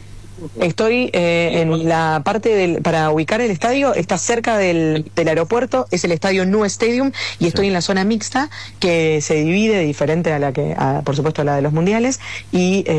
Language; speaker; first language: Spanish; native; Spanish